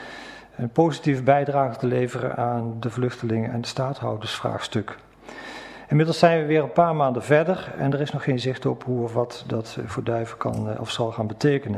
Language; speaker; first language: Dutch; native; Dutch